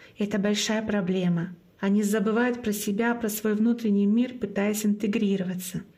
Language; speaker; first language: Russian; non-native, local second language; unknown